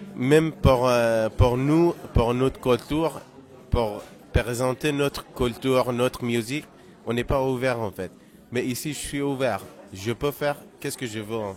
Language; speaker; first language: French; non-native, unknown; Persian